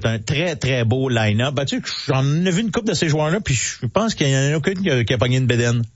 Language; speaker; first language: French; native; French